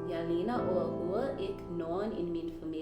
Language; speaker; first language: Danish; non-native, learner; English